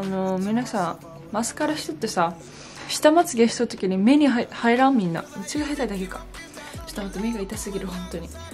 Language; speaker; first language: Japanese; native; Japanese